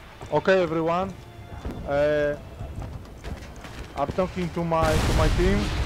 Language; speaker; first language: English; non-native, learner; Polish